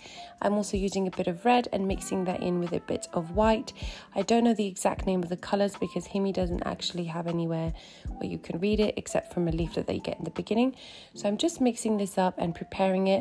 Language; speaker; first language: English; native; English